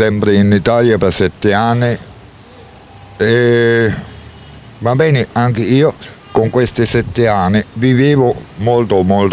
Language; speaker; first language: Italian; non-native, learner; German